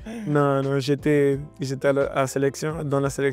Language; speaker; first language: French; non-native, learner; Portuguese